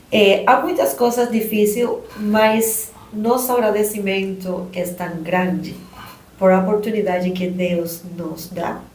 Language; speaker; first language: Portuguese; non-native, learner; Spanish